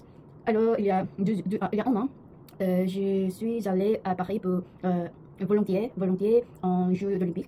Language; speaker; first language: French; non-native, learner; Korean